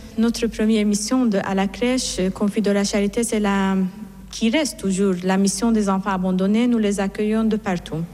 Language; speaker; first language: French; non-native, fluent; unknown